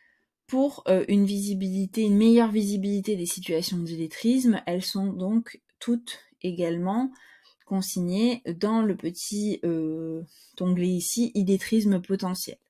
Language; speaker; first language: French; native; French